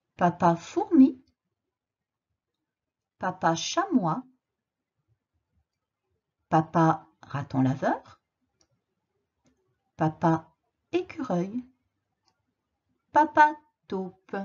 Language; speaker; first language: French; native; French